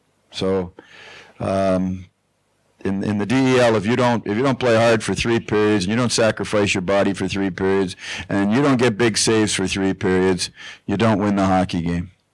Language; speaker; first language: English; native; English